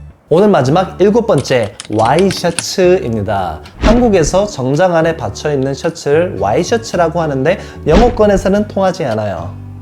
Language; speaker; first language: Korean; native; Korean